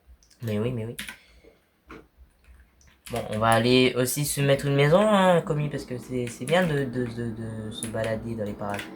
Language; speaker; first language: French; native; French